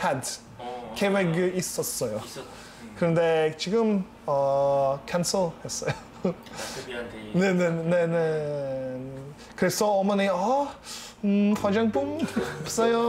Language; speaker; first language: Korean; non-native, learner; Latvian